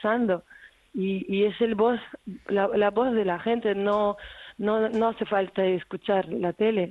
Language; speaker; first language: Spanish; non-native, fluent; Ukrainian